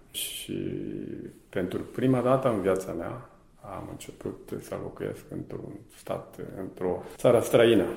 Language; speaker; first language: Romanian; non-native, fluent; Japanese